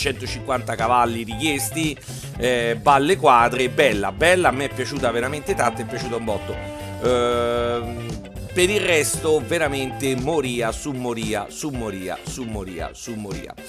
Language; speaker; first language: Italian; native; Italian